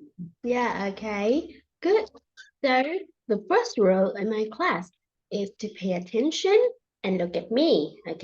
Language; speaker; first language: English; non-native, fluent; Vietnamese